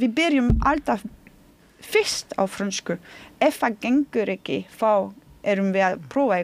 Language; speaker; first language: Icelandic; non-native, learner; French